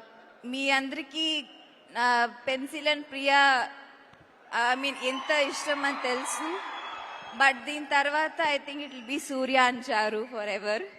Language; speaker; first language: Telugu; non-native, learner; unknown